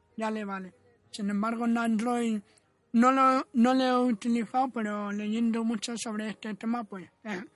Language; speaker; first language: Spanish; non-native, fluent; Arabic